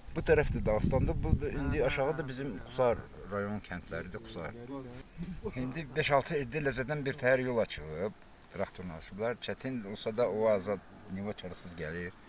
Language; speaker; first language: Azerbaijani; non-native, local second language; Lezghian